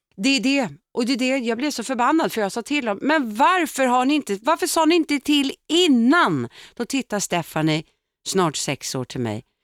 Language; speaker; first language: Swedish; native; Swedish